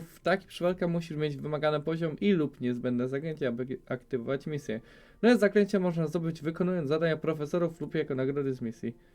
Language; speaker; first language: Polish; native; Polish